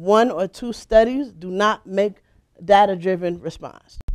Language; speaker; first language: English; native; English